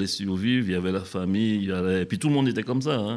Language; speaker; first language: French; native; French